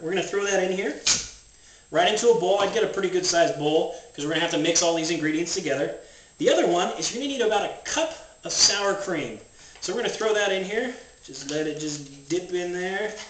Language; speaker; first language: English; native; English